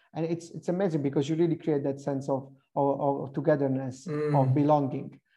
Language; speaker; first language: English; non-native, fluent; Italian